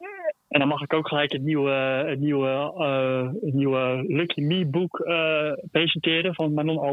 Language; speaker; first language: Dutch; native; Dutch